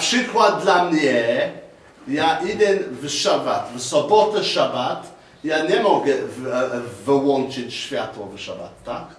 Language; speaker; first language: Polish; non-native, learner; English